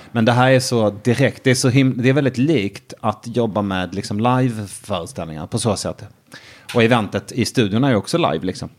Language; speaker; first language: Swedish; native; Swedish